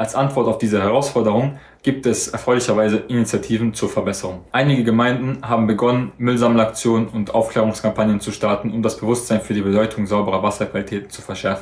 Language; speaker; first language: German; native; German